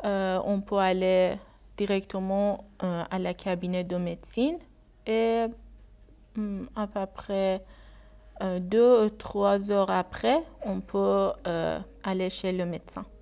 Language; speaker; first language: French; non-native, learner; Persian